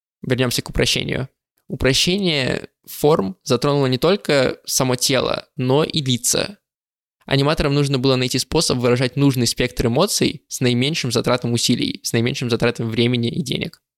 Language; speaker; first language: Russian; native; Russian